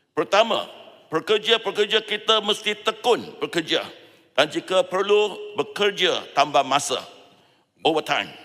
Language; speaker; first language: Malay; non-native, local second language; Chinese